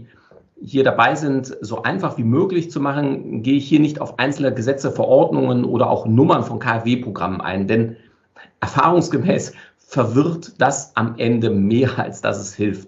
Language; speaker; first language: German; native; German